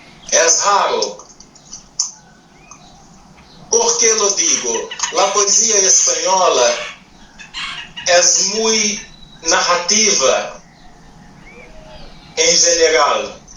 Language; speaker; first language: Spanish; non-native, learner; Portuguese